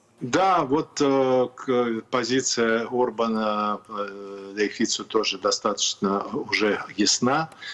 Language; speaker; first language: Russian; native; Russian